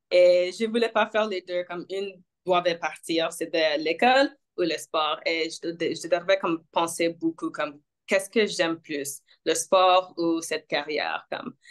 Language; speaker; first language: French; non-native, local second language; English